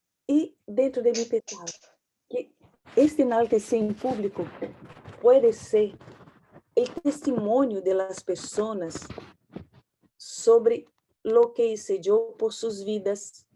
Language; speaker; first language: Portuguese; non-native, learner; Spanish